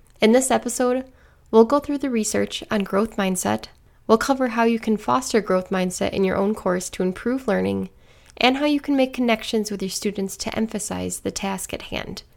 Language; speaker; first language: English; native; English